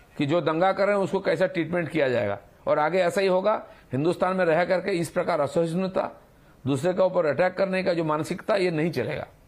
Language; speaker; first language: Hindi; non-native, local second language; Bangla